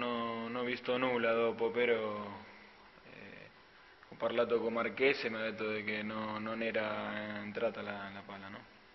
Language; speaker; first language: Italian; non-native, fluent; Spanish